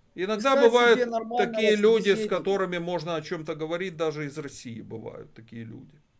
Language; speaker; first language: Russian; native; Russian